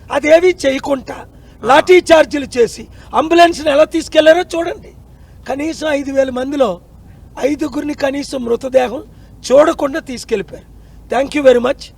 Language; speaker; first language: Telugu; native; Telugu